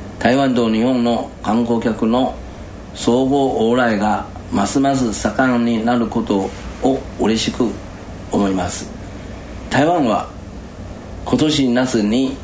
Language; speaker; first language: Japanese; non-native, fluent; Chinese